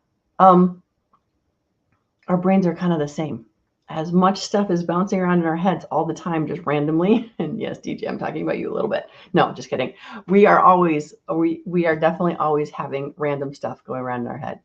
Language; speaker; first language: English; native; English